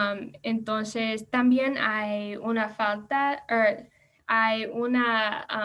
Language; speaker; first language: Spanish; non-native, learner; English